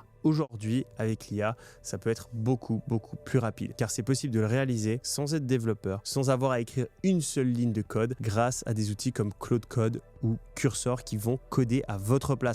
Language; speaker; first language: French; native; French